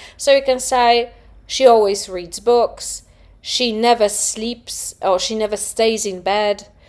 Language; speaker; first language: English; non-native, fluent; Polish